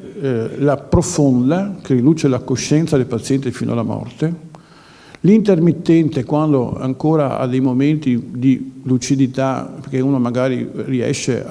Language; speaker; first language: Italian; native; Italian